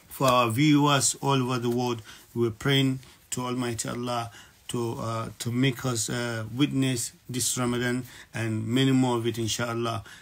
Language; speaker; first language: English; non-native, local second language; Yoruba